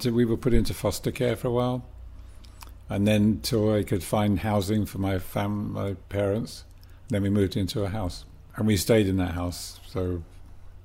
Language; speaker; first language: English; native; English